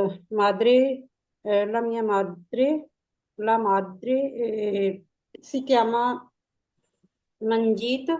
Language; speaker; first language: Italian; non-native, learner; Punjabi